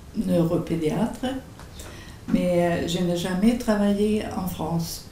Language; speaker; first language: French; non-native, fluent; Swedish